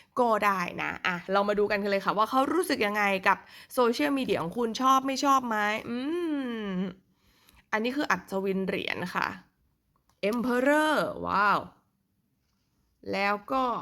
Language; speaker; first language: Thai; native; Thai